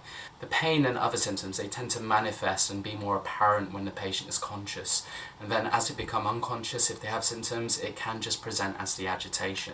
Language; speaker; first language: English; native; English